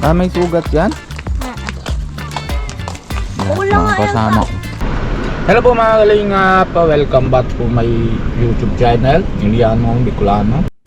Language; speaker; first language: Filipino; non-native, learner; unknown